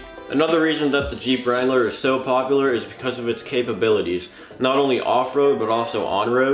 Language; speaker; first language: English; native; English